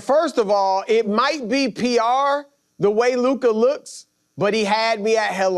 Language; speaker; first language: English; native; English